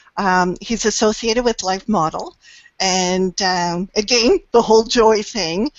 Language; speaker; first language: English; native; English